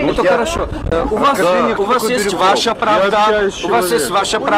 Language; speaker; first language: Russian; non-native, learner; Czech